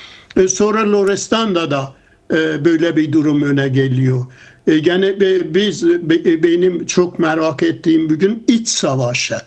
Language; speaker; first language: Turkish; non-native, fluent; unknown